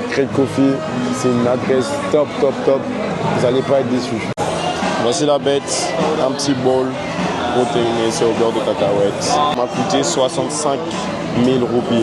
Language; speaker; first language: French; native; French